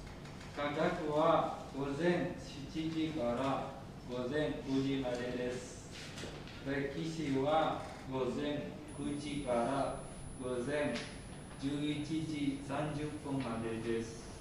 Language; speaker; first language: Japanese; non-native, learner; Indonesian